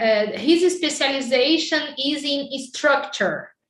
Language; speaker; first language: English; non-native, fluent; Portuguese